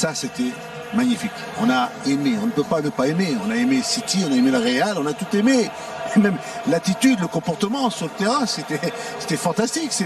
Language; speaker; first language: French; native; French